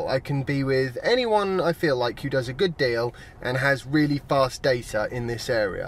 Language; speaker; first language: English; native; English